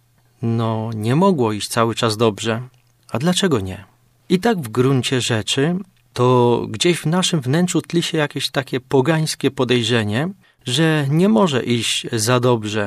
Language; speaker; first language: Polish; native; Polish